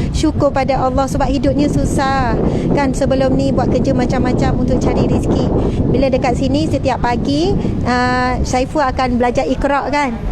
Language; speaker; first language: Malay; native; Malay